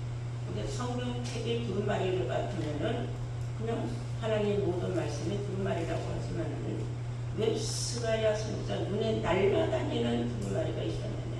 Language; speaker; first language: Korean; native; Korean